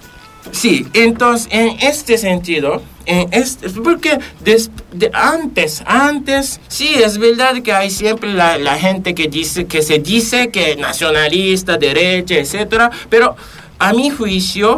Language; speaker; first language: Spanish; non-native, fluent; Japanese